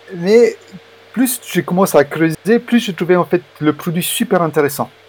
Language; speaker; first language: French; non-native, fluent; Romanian